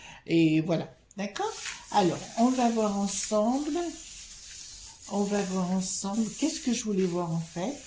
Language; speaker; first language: French; native; French